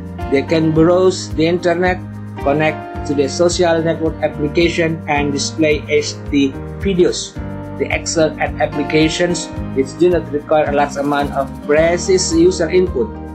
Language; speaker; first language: English; non-native, fluent; Indonesian